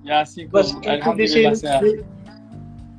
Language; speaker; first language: Indonesian; non-native, fluent; Turkish